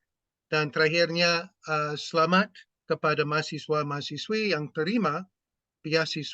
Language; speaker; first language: Indonesian; non-native, fluent; English